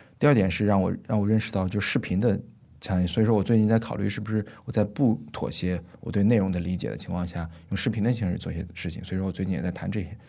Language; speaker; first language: Chinese; native; Chinese